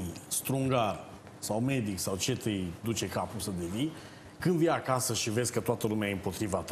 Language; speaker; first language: Romanian; native; Romanian